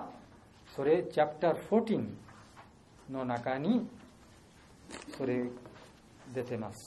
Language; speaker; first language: Japanese; non-native, learner; Bangla